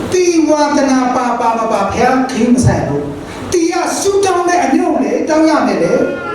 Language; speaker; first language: Burmese; non-native, local second language; Hakha Chin